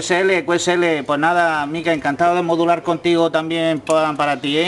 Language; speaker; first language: Spanish; native; Spanish